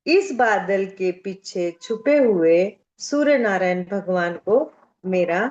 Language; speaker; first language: Hindi; non-native, local second language; Marathi